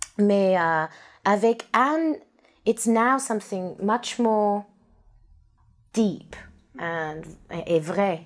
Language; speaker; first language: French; non-native, learner; English